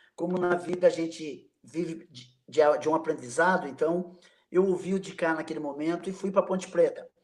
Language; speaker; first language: Portuguese; native; Portuguese